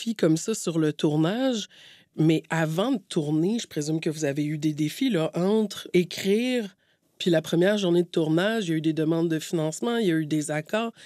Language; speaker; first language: French; native; French